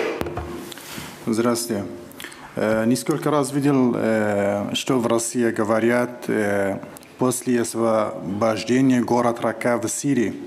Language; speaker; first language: Russian; non-native, fluent; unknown